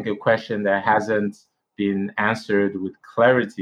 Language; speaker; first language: English; non-native, local second language; Igbo